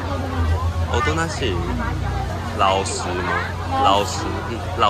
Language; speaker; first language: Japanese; non-native, learner; Chinese